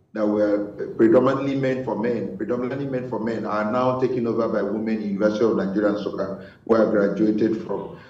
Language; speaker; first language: English; non-native, local second language; Igbo